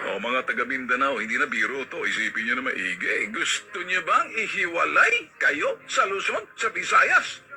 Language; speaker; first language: Filipino; native; Filipino